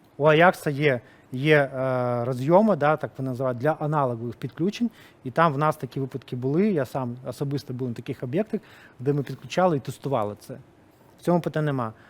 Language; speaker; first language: Ukrainian; non-native, local second language; Russian